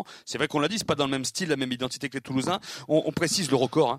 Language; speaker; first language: French; native; French